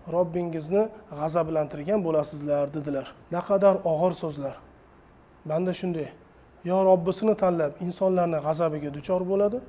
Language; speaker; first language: Uzbek; native; Uzbek